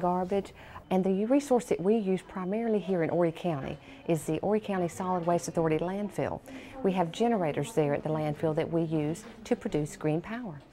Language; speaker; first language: English; native; English